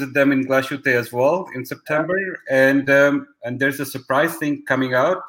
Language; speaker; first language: English; non-native, local second language; Hindi